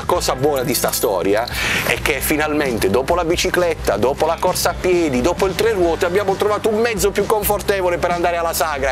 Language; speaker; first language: Italian; native; Italian